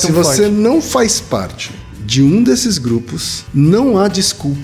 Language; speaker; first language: Portuguese; native; Portuguese